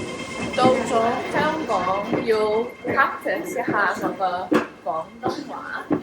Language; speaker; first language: Chinese; early bilingual, heritage; English